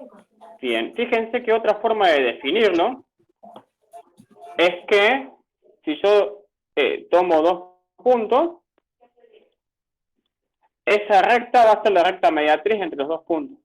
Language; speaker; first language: Spanish; native; Spanish